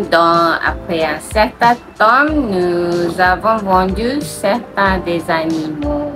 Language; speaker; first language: French; non-native, learner; Malay